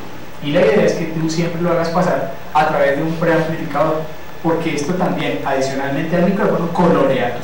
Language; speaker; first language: Spanish; native; Spanish